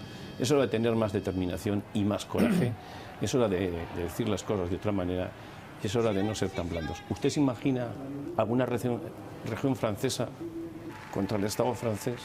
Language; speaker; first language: Spanish; native; Spanish